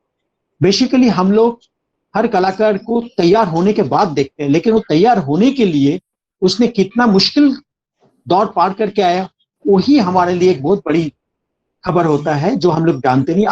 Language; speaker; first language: Hindi; native; Hindi